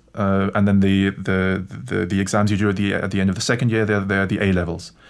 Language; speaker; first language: English; non-native, fluent; German